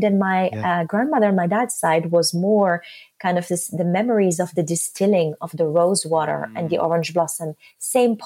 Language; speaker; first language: English; non-native, fluent; Arabic